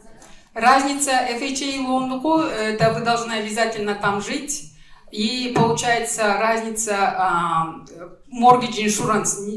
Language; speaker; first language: Russian; non-native, local second language; Kyrgyz